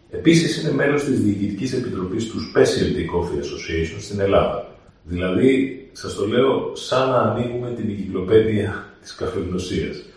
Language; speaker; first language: Greek; native; Greek